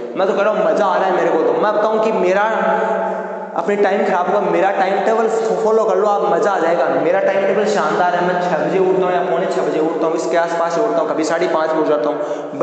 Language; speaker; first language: Hindi; native; Hindi